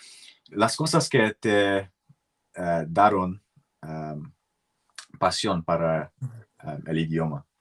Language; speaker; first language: Spanish; non-native, learner; English